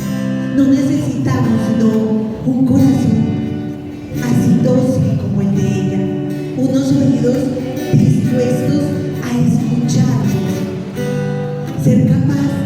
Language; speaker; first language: Spanish; native; Spanish